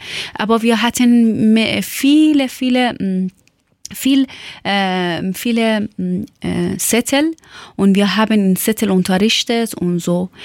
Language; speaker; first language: German; non-native, learner; Persian